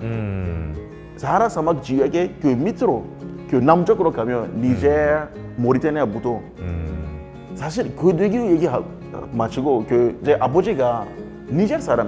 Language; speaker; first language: Korean; non-native, learner; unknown